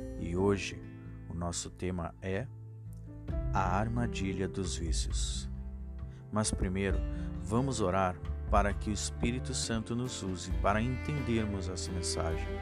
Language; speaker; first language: Portuguese; native; Portuguese